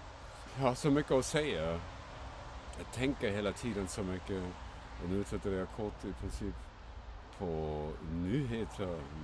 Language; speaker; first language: Swedish; non-native, fluent; German